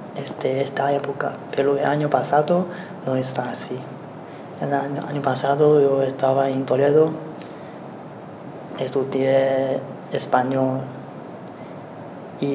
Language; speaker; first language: Spanish; non-native, learner; Chinese